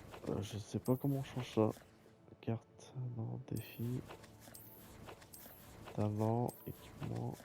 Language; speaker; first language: French; native; French